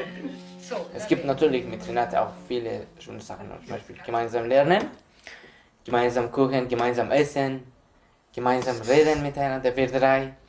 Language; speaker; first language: German; non-native, learner; Persian